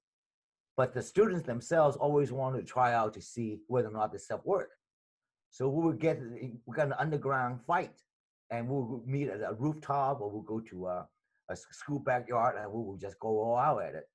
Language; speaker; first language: English; non-native, local second language; Cantonese